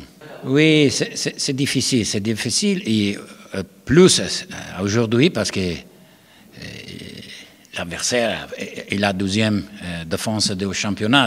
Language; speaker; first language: French; non-native, learner; Spanish